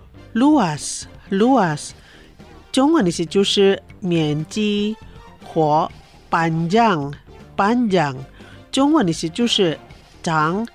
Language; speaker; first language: Chinese; non-native, fluent; Indonesian